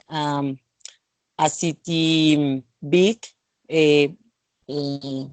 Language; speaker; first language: English; non-native, learner; Spanish